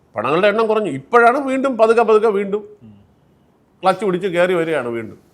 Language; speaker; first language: Malayalam; native; Malayalam